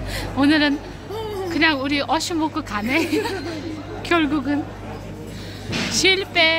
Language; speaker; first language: Korean; non-native, learner; Uzbek